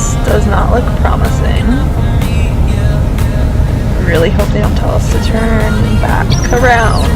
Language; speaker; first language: English; native; English